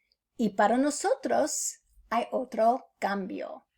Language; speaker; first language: Spanish; non-native, fluent; English